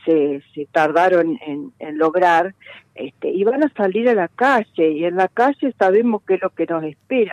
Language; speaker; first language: Spanish; native; Spanish